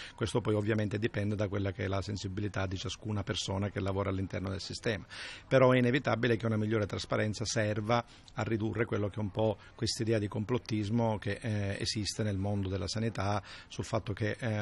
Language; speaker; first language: Italian; native; Italian